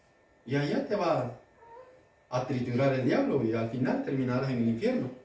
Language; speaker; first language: Spanish; native; Spanish